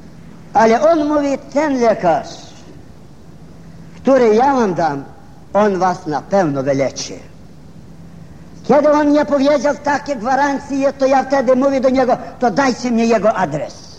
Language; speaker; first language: Polish; non-native, fluent; Ukrainian